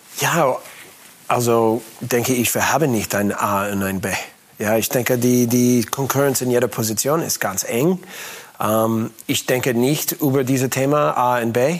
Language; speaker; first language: German; non-native, learner; English